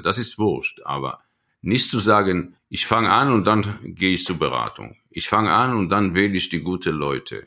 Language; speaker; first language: German; non-native, fluent; Hebrew